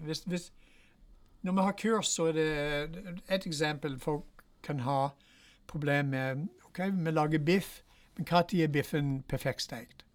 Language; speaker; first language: Norwegian; non-native, fluent; English